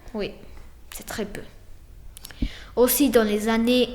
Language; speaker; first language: French; non-native, fluent; Spanish